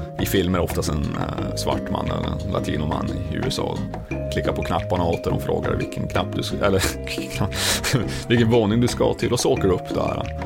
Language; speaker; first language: Swedish; native; Swedish